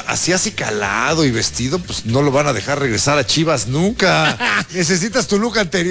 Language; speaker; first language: Spanish; native; Spanish